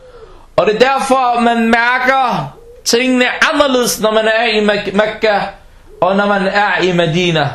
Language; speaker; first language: Danish; early bilingual, other home language; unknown